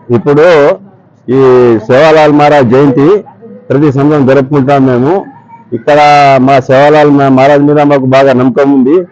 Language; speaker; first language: Telugu; non-native, local second language; Lambadi